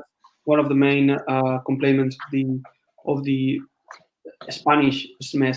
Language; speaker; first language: English; non-native, fluent; Spanish